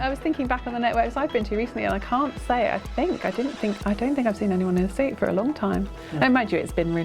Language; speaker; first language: English; native; English